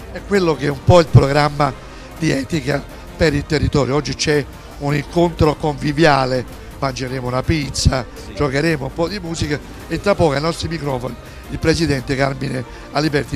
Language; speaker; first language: Italian; native; Italian